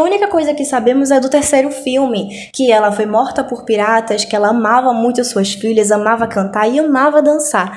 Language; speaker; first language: Portuguese; native; Portuguese